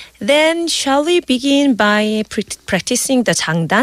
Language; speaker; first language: English; non-native, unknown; Korean